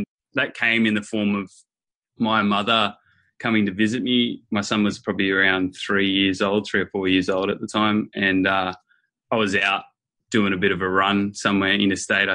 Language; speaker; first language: English; native; English